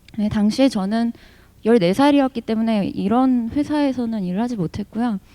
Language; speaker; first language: Korean; early bilingual, heritage; Korean